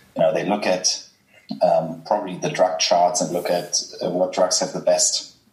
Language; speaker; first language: English; non-native, fluent; German